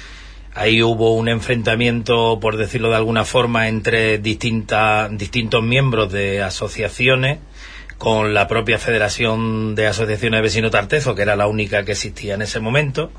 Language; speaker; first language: Spanish; native; Spanish